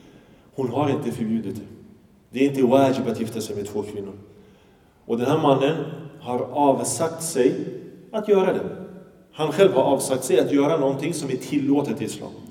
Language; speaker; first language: Swedish; early bilingual, other home language; Arabic